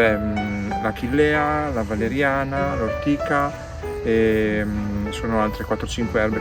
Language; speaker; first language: Italian; native; Italian